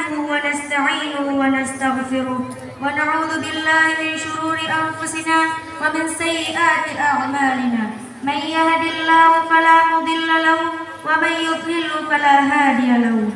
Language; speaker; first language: Arabic; non-native, learner; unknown